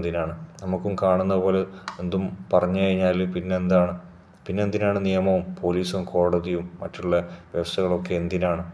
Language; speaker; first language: Malayalam; native; Malayalam